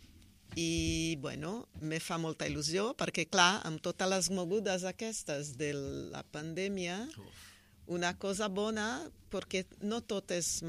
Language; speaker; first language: Catalan; non-native, fluent; Portuguese